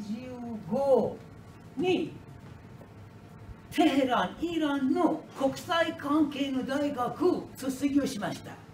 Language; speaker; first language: Japanese; non-native, learner; Persian